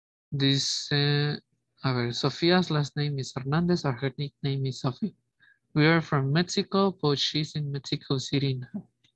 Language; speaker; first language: English; non-native, fluent; Spanish